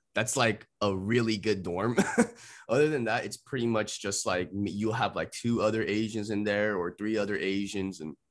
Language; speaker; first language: English; native; English